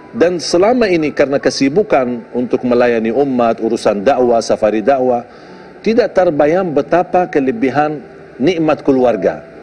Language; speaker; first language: Indonesian; non-native, fluent; Arabic